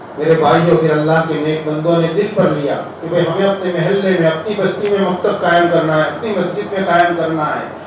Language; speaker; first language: Urdu; non-native, local second language; Gujarati